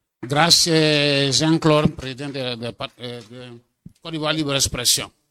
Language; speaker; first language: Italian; non-native, fluent; French